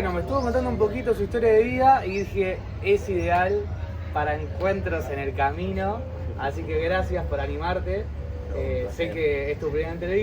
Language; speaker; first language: Spanish; native; Spanish